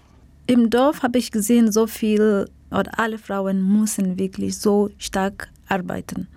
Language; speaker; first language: German; non-native, fluent; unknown